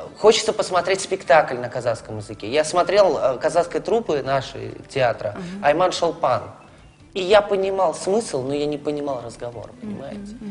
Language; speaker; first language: Russian; native; Russian